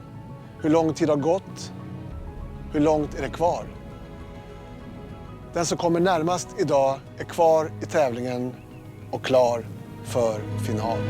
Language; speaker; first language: Swedish; native; Swedish